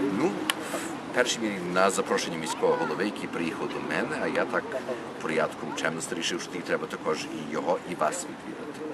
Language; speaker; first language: Ukrainian; early bilingual, heritage; Ukrainian